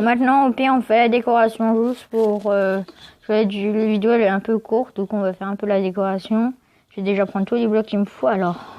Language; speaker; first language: French; native; French